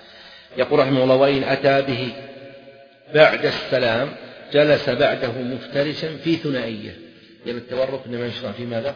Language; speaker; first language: Arabic; native; Arabic